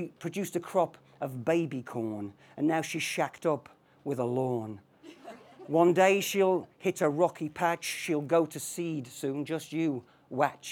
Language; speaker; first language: English; native; English